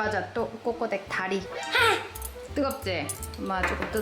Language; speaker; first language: Korean; native; Korean